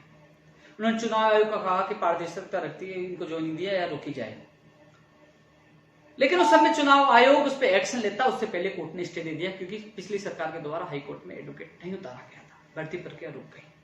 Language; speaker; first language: Hindi; native; Hindi